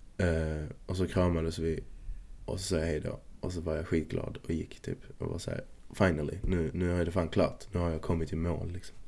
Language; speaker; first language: Swedish; early bilingual, other home language; Arabic